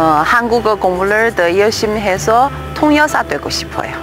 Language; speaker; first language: Korean; non-native, learner; Chinese